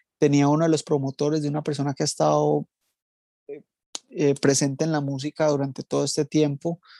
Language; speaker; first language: Spanish; native; Spanish